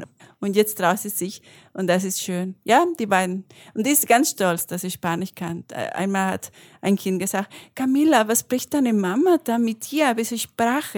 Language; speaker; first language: German; non-native, learner; Spanish